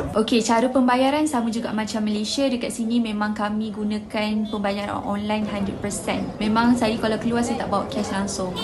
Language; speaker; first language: Malay; native; Malay